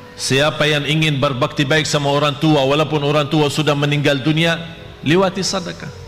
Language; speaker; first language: Malay; non-native, fluent; Arabic